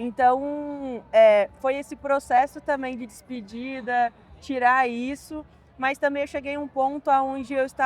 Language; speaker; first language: Portuguese; native; Portuguese